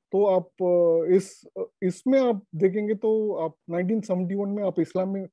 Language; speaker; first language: Hindi; non-native, local second language; Tamil